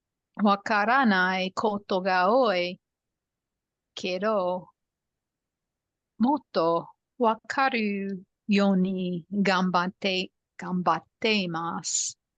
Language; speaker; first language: Japanese; non-native, learner; English